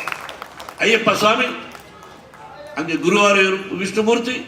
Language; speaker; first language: Tamil; non-native, learner; Telugu